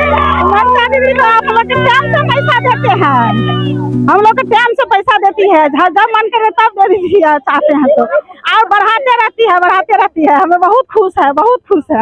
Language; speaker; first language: Hindi; non-native, local second language; Bangla